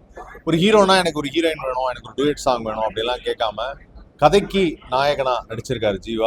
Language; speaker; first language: Tamil; native; Tamil